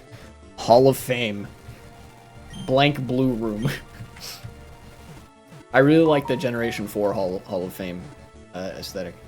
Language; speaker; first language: English; native; English